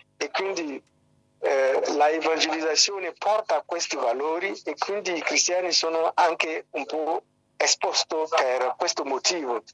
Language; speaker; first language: Italian; non-native, fluent; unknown